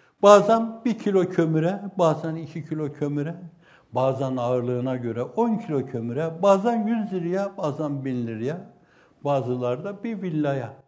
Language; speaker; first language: Turkish; native; Turkish